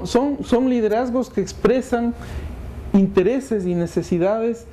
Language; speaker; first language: Spanish; native; Spanish